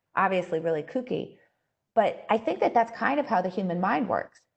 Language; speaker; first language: English; native; English